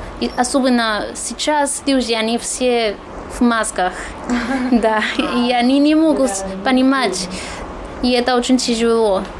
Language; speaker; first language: Russian; non-native, fluent; Chinese